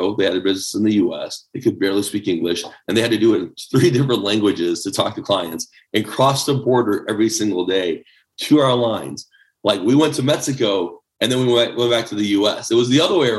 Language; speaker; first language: English; early bilingual, other home language; Chinese